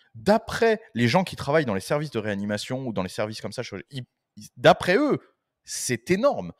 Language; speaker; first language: French; native; French